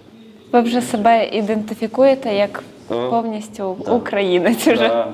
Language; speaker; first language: Ukrainian; native; Ukrainian